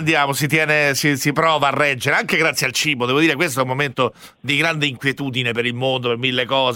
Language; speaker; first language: Italian; native; Italian